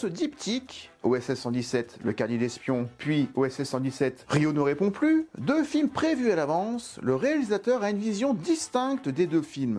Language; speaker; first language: French; native; French